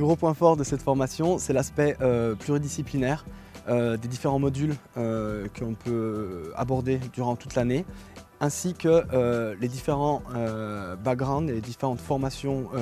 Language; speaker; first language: French; native; French